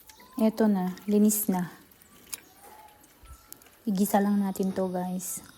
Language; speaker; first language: Filipino; non-native, local second language; Iloko